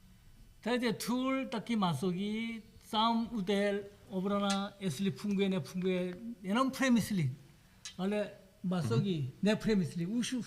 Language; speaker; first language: Czech; non-native, learner; Korean